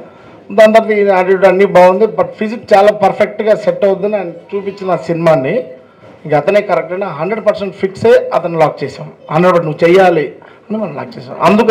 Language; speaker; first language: Telugu; native; Telugu